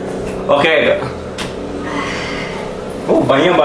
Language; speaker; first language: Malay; non-native, learner; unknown